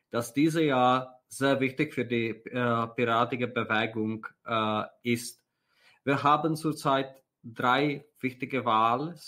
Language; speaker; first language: German; non-native, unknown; Czech